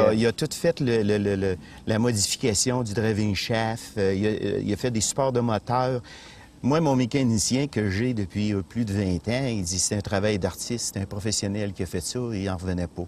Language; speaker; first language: French; native; French